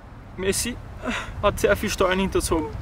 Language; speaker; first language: German; native; German